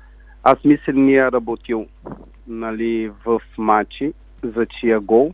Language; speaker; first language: Bulgarian; non-native, learner; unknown